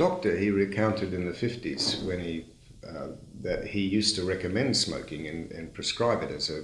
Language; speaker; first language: English; native; English